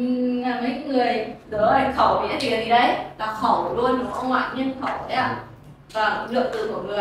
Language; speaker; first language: Vietnamese; native; Vietnamese